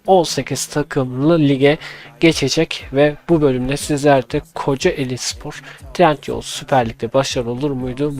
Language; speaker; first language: Turkish; native; Turkish